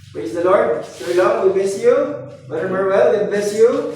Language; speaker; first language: English; non-native, local second language; Filipino